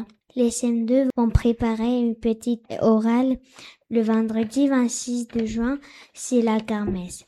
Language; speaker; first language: French; non-native, learner; Spanish